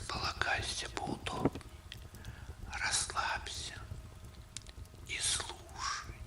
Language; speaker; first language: Russian; native; Russian